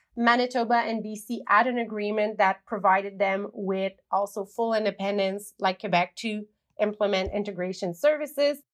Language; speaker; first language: English; native; English